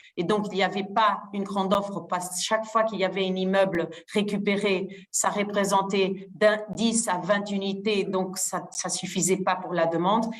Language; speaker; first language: French; non-native, fluent; Portuguese